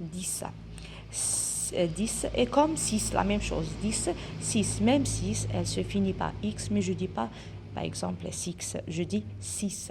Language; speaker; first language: French; non-native, local second language; Arabic